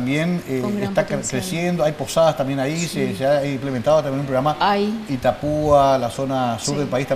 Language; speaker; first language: Spanish; native; Spanish